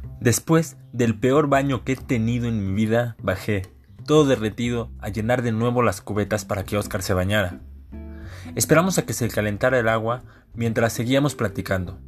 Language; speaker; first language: Spanish; native; Spanish